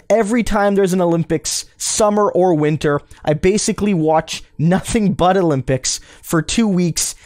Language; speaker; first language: English; native; English